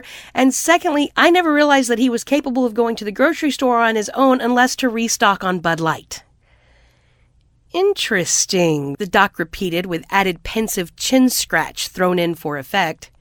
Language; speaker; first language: English; native; English